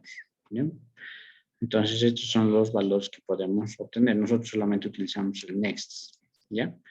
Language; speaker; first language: Spanish; native; Spanish